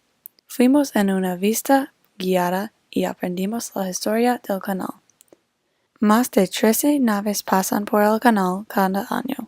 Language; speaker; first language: Spanish; non-native, fluent; English